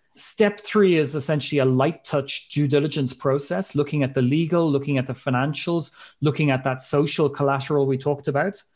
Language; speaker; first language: English; native; English